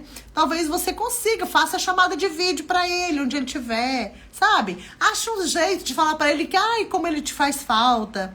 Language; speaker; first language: Portuguese; native; Portuguese